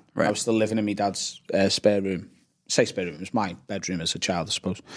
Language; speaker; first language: English; native; English